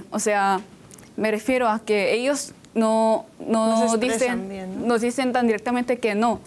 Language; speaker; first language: Spanish; non-native, fluent; Korean